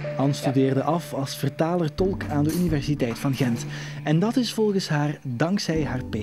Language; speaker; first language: Dutch; native; Dutch